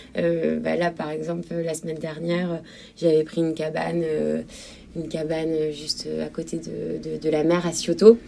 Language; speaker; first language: French; native; French